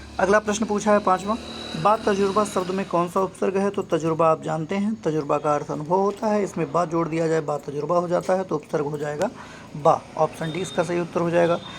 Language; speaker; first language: Hindi; native; Hindi